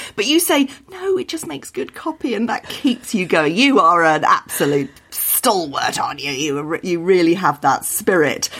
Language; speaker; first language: English; native; English